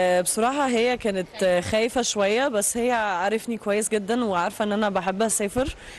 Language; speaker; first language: Arabic; non-native, fluent; Danish